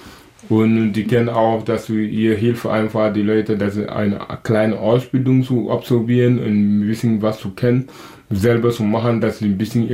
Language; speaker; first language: German; non-native, local second language; Wolof